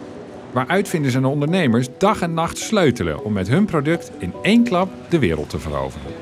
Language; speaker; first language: Dutch; native; Dutch